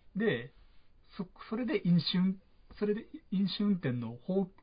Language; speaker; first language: Japanese; native; Japanese